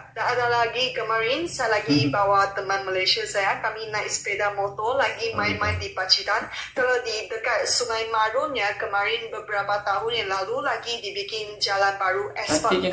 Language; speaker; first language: Indonesian; non-native, local second language; Malay